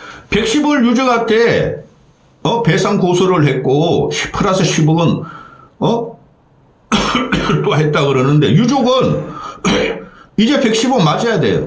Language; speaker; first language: Korean; native; Korean